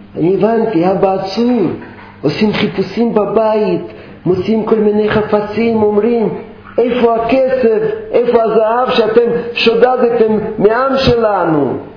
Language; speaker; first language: Hebrew; non-native, fluent; Russian